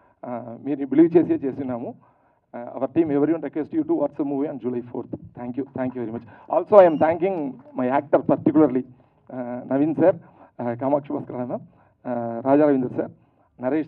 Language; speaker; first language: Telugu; non-native, local second language; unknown